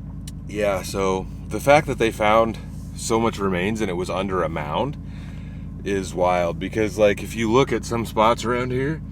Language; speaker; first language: English; native; English